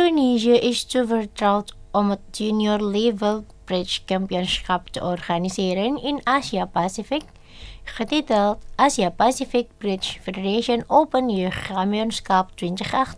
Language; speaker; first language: Dutch; non-native, fluent; Indonesian